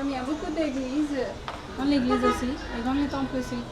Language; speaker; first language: French; non-native, fluent; Hindi